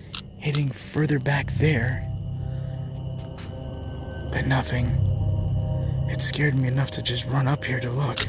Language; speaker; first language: English; native; English